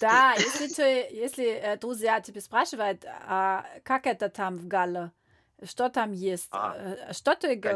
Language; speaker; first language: Russian; non-native, learner; German